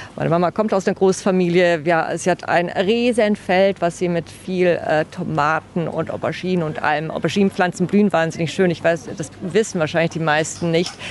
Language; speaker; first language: German; early bilingual, other home language; Bosnian